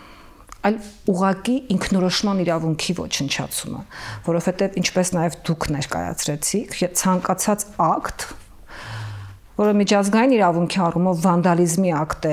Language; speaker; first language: Armenian; native; Armenian